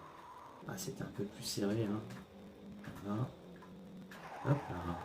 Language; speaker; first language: French; native; French